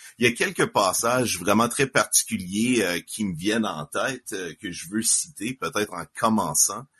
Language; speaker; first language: French; native; French